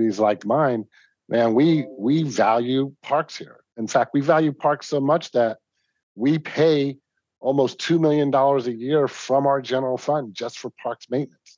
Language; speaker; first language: English; native; English